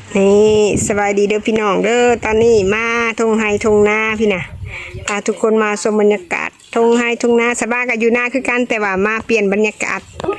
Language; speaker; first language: Thai; native; Thai